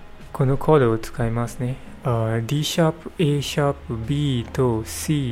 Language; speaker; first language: Japanese; non-native, learner; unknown